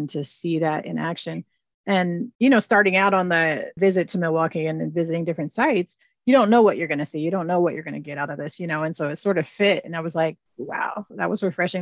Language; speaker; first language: English; native; English